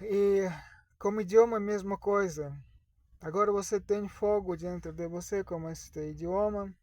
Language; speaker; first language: Portuguese; non-native, learner; Russian